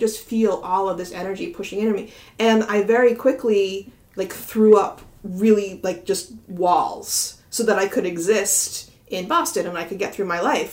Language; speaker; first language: English; native; English